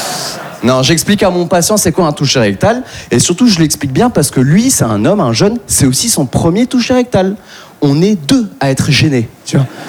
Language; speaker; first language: French; native; French